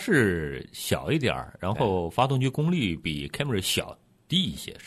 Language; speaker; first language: Chinese; native; Chinese